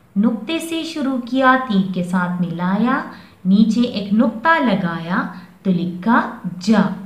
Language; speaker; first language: Urdu; non-native, local second language; Pashto